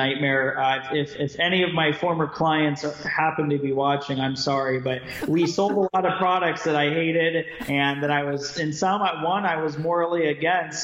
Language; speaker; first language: English; native; English